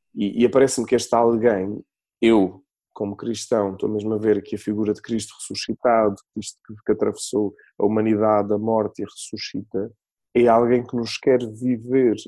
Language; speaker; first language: Portuguese; native; Portuguese